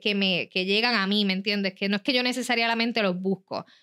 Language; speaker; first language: Spanish; native; Spanish